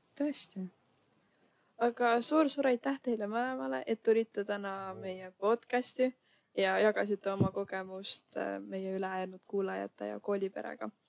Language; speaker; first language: Estonian; non-native, fluent; German